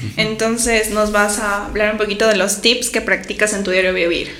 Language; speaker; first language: Spanish; native; Spanish